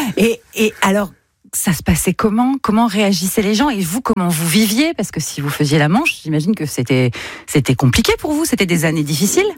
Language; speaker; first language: French; native; French